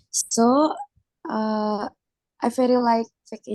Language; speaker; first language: English; non-native, learner; Indonesian